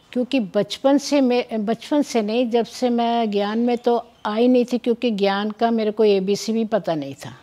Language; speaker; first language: Hindi; native; Hindi